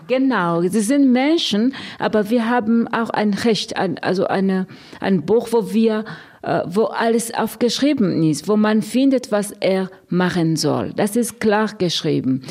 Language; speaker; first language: German; non-native, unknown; Rundi